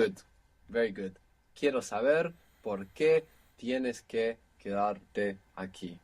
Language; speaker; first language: Spanish; non-native, fluent; English